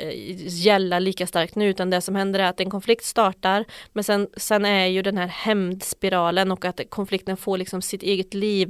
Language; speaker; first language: Swedish; native; Swedish